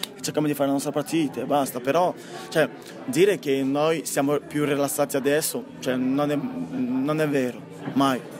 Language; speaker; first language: Italian; non-native, fluent; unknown